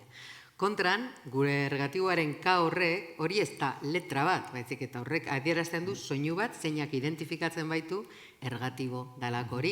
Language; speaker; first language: Basque; native; Basque